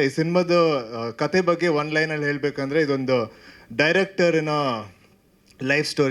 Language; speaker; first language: Kannada; native; Kannada